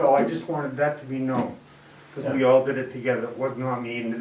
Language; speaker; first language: English; native; English